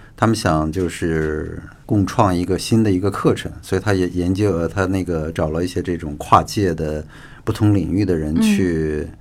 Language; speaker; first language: Chinese; native; Chinese